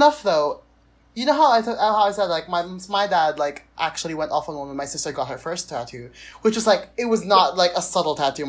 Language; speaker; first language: English; non-native, local second language; Filipino